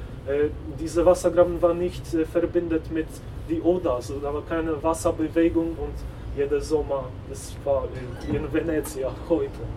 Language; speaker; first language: German; non-native, fluent; Polish